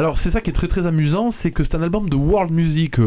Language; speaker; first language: French; native; French